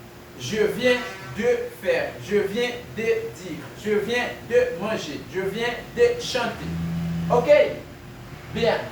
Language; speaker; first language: French; non-native, fluent; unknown